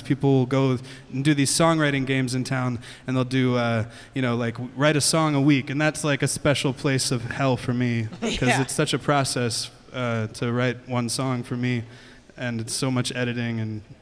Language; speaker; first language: English; native; English